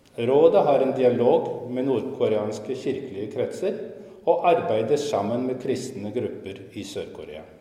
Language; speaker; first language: Norwegian; native; Norwegian